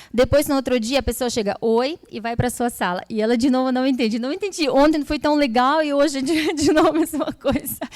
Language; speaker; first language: Portuguese; non-native, fluent; Russian